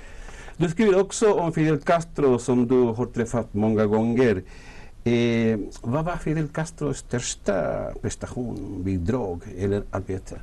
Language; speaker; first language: Swedish; non-native, fluent; Spanish